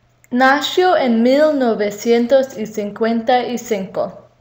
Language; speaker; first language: Spanish; non-native, learner; English